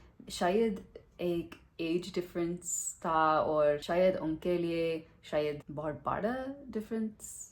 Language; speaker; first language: Hindi; non-native, learner; English